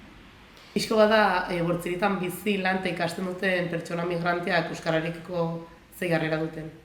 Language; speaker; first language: Basque; native; Basque